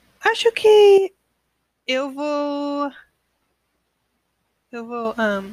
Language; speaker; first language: Portuguese; non-native, learner; English